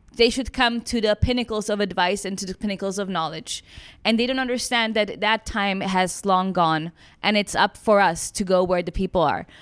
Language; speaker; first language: English; non-native, fluent; Czech